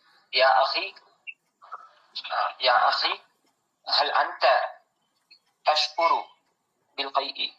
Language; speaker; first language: Arabic; non-native, learner; Tamil